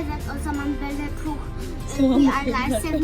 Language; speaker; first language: Turkish; early bilingual, heritage; Turkish